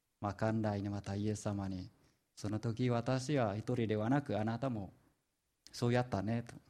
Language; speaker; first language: Japanese; non-native, fluent; Vietnamese